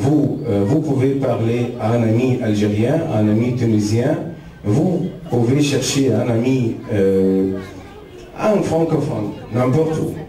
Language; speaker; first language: French; non-native, fluent; Arabic